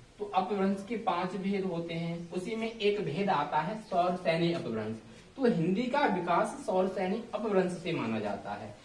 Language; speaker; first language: Hindi; native; Hindi